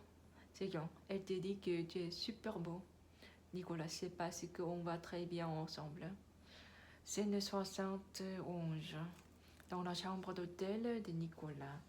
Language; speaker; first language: French; non-native, learner; Korean